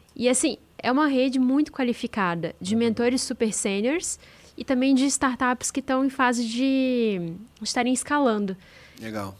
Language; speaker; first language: Portuguese; native; Portuguese